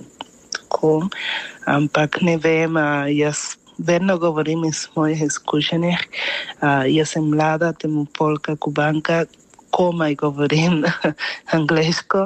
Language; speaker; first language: Slovenian; non-native, fluent; Spanish